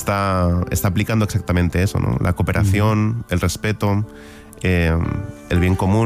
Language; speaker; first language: Spanish; native; Spanish